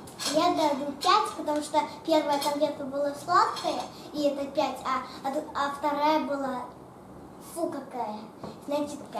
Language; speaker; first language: Russian; early bilingual, heritage; Russian